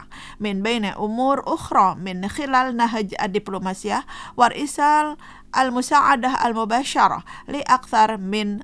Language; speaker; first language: Arabic; non-native, fluent; Indonesian